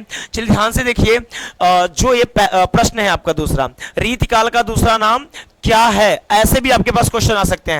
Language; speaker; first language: Hindi; native; Hindi